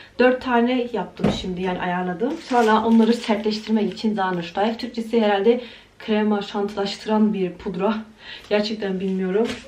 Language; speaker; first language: Turkish; early bilingual, heritage; Turkish